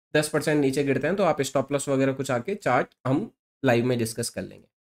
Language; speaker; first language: Hindi; native; Hindi